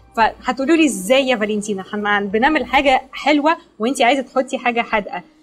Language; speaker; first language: Arabic; non-native, fluent; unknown